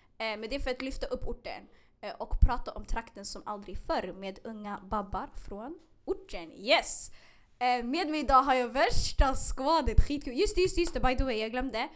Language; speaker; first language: Swedish; early bilingual, other home language; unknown